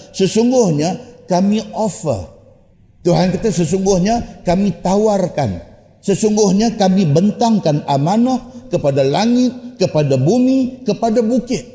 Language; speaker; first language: Malay; native; Malay